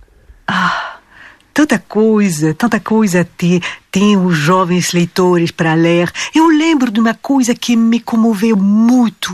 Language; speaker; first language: Portuguese; non-native, fluent; French